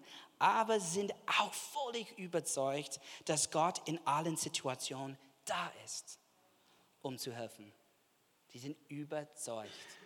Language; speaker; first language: German; non-native, fluent; English